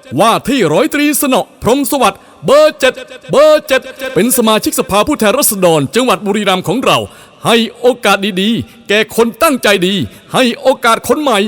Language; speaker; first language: Thai; native; Thai